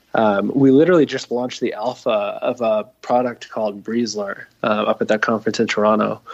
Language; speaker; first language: English; native; English